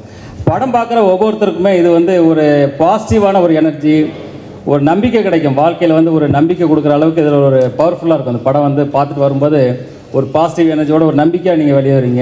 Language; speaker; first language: Tamil; native; Tamil